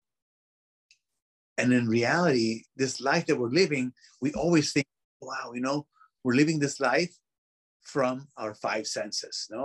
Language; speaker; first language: English; non-native, fluent; Spanish